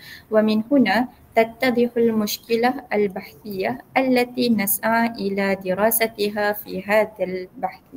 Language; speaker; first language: Arabic; non-native, learner; Malay